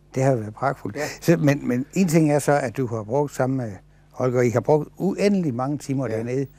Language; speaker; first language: Danish; native; Danish